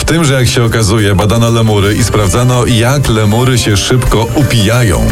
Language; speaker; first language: Polish; native; Polish